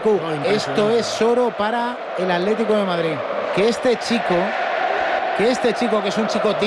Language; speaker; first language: Spanish; native; Spanish